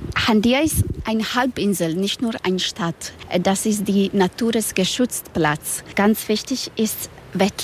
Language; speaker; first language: German; non-native, learner; Spanish